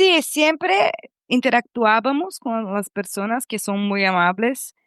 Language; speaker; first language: Spanish; non-native, fluent; Portuguese